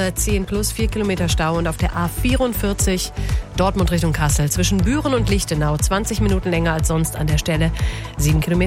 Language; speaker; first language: German; native; German